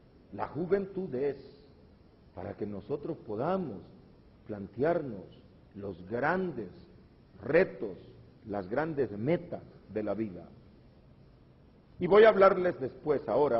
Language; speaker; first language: Spanish; native; Spanish